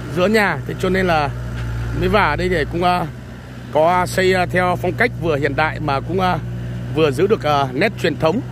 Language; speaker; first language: Vietnamese; non-native, local second language; Hmong